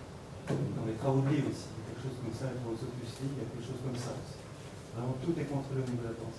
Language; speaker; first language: French; native; French